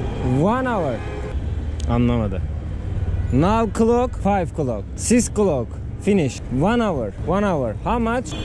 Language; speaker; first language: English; non-native, learner; Turkish